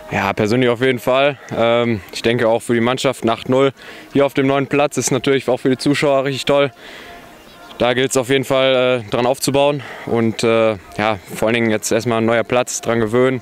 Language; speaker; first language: German; native; German